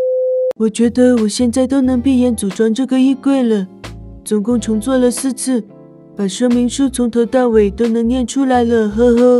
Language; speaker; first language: Chinese; native; Chinese